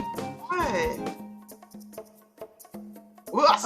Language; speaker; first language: Japanese; non-native, learner; English